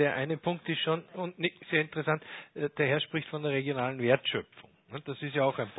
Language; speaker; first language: German; native; German